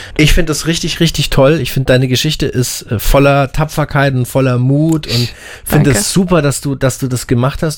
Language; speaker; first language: German; native; German